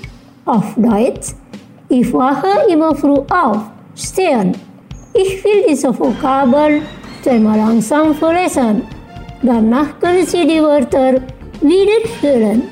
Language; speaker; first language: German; non-native, learner; Indonesian